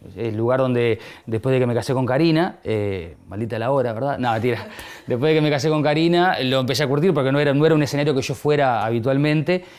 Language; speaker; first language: Spanish; native; Spanish